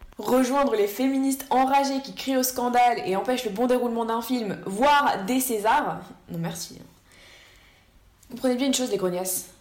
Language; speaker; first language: French; native; French